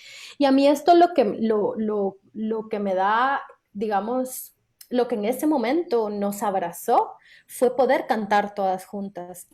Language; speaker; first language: Spanish; native; Spanish